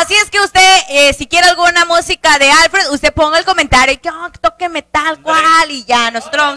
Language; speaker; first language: Spanish; native; Spanish